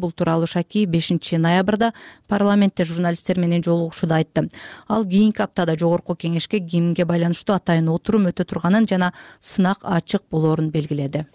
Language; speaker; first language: Kyrgyz; native; Kyrgyz